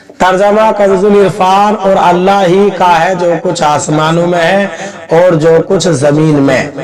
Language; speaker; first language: Urdu; native; Urdu